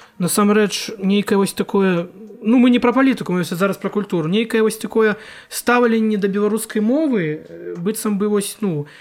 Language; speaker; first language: Belarusian; non-native, local second language; Russian